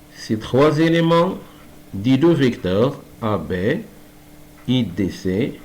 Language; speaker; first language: French; non-native, local second language; Arabic